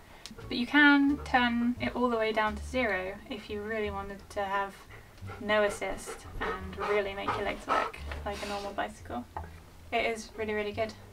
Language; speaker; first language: English; native; English